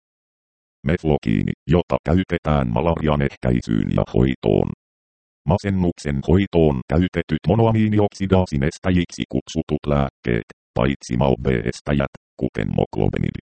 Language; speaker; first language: Finnish; native; Finnish